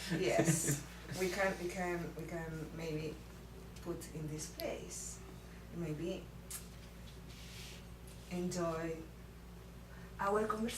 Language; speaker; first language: English; non-native, learner; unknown